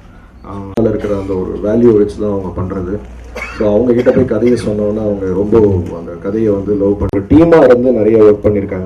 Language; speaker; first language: Tamil; native; Tamil